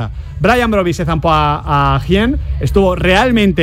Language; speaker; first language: Spanish; native; Spanish